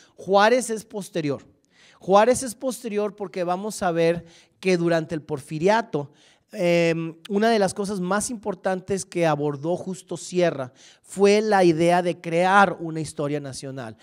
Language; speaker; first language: Spanish; native; Spanish